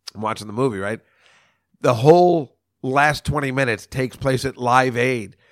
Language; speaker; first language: English; native; English